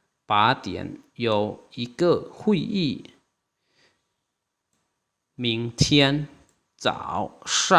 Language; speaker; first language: Chinese; non-native, fluent; Lao